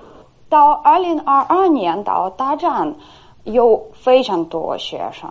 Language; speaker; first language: Chinese; non-native, fluent; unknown